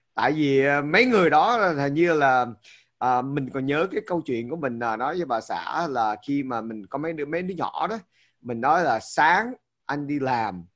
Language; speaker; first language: Vietnamese; early bilingual, heritage; Vietnamese